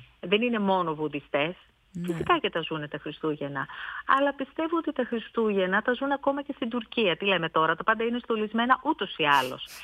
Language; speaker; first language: Greek; native; Greek